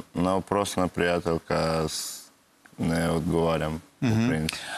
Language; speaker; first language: Bulgarian; non-native, learner; Russian